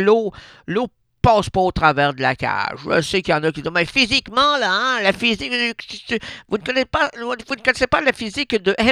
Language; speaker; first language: French; native; French